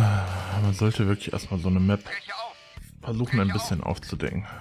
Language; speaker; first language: German; native; German